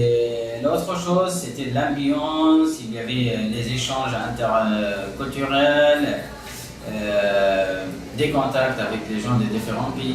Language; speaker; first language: French; non-native, fluent; Pashto